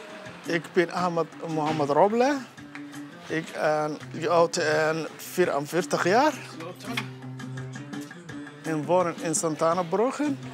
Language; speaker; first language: Dutch; non-native, learner; Somali